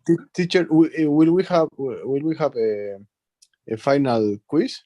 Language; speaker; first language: English; non-native, learner; Spanish